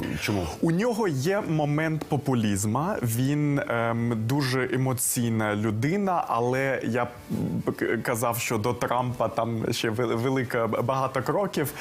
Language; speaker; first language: Ukrainian; non-native, local second language; Russian